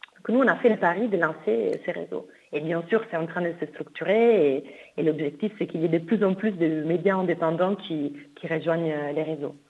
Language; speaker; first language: French; non-native, fluent; Italian